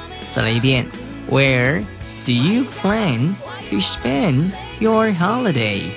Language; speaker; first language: English; non-native, fluent; Chinese